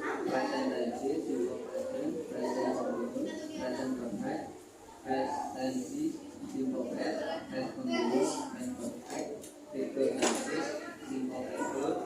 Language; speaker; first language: English; non-native, learner; Indonesian